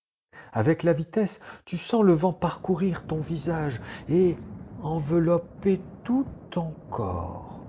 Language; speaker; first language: French; native; French